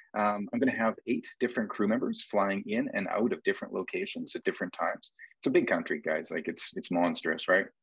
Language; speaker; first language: English; native; English